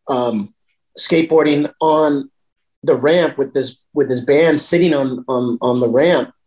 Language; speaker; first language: English; native; English